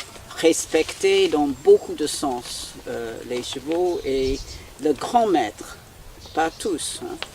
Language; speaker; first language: French; non-native, fluent; English